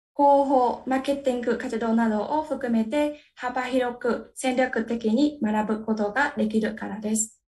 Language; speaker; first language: Japanese; non-native, fluent; Vietnamese